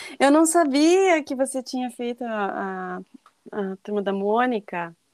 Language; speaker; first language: Portuguese; native; Portuguese